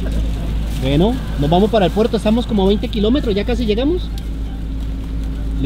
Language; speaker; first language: Spanish; native; Spanish